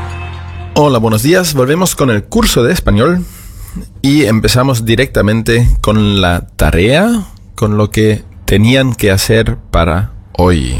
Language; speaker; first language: Spanish; non-native, fluent; German